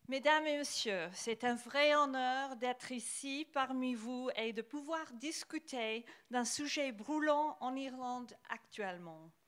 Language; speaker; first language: French; non-native, fluent; English